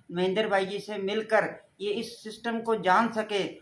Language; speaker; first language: Hindi; native; Hindi